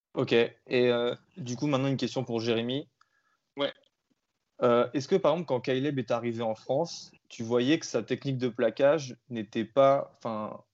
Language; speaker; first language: French; native; French